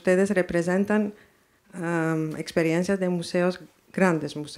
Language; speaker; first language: Spanish; non-native, fluent; French